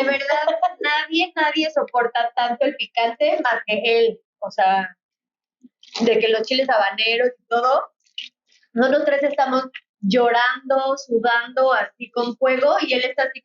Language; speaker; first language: Spanish; native; Spanish